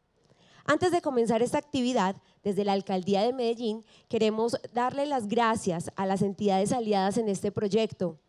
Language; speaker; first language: Spanish; native; Spanish